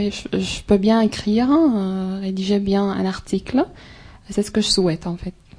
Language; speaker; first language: French; non-native, fluent; Arabic